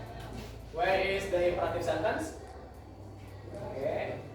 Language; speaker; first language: English; non-native, learner; Indonesian